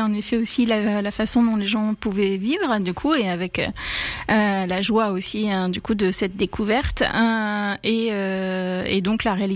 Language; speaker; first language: French; native; French